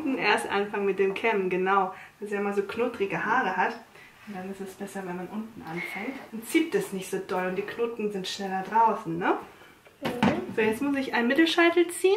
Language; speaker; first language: German; native; German